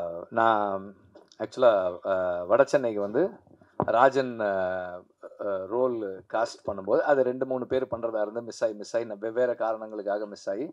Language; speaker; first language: Tamil; native; Tamil